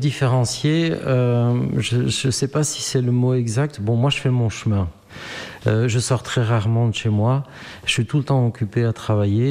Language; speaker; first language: French; native; French